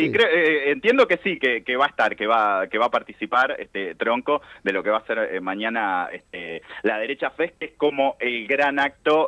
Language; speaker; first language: Spanish; native; Spanish